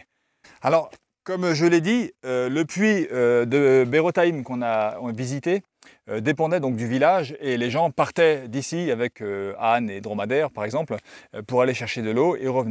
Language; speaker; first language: French; native; French